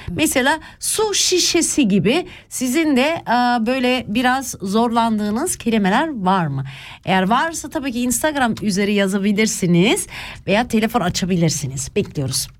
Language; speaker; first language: Turkish; early bilingual, heritage; Turkish